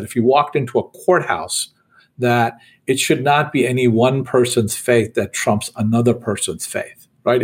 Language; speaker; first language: English; native; English